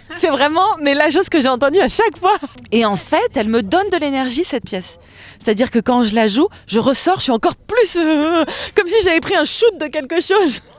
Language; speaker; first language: French; native; French